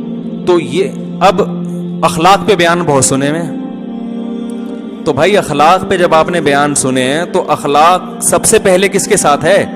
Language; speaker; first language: Urdu; native; Urdu